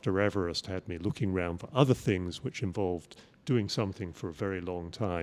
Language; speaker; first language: English; native; English